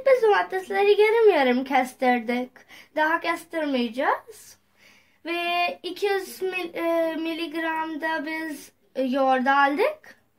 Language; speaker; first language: Turkish; non-native, learner; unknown